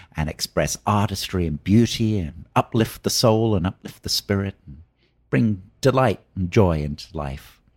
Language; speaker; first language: English; native; English